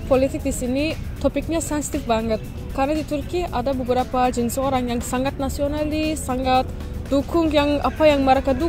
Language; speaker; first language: Indonesian; non-native, fluent; Turkish